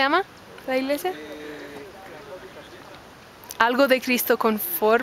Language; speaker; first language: Spanish; non-native, fluent; English